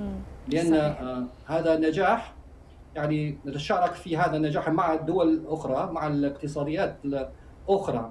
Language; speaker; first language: Arabic; non-native, fluent; Chinese